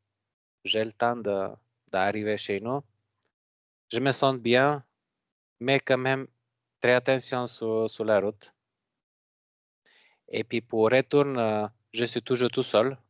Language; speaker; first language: French; non-native, learner; Macedonian